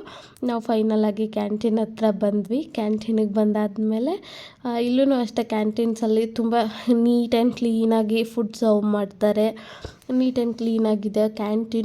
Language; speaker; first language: Kannada; native; Kannada